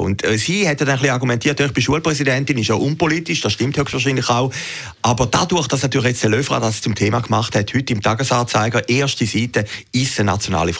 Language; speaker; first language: German; native; German